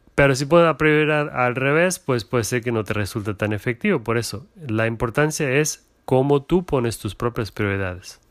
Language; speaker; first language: Spanish; non-native, fluent; German